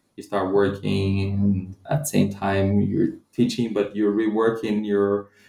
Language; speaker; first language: English; non-native, fluent; Portuguese